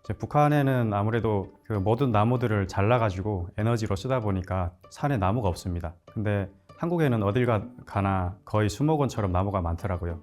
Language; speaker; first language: Korean; native; Korean